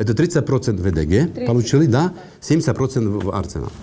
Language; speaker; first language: Russian; non-native, learner; Slovak